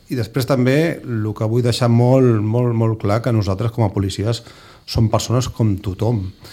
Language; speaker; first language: Catalan; native; Catalan